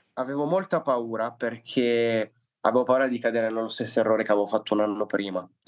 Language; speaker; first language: Italian; native; Italian